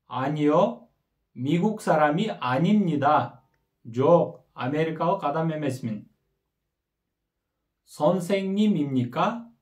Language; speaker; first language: Korean; non-native, learner; Kyrgyz